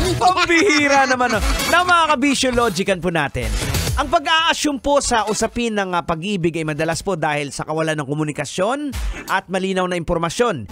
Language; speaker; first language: Filipino; native; Filipino